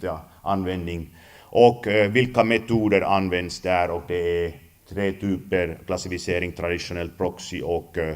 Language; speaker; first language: Swedish; non-native, fluent; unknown